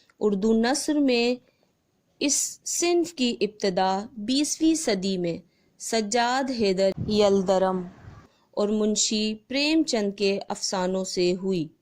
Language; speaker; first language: Urdu; native; Urdu